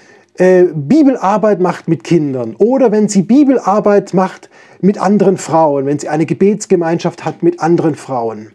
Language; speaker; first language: German; native; German